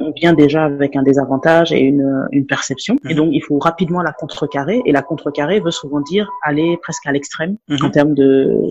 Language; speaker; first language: French; non-native, local second language; Wolof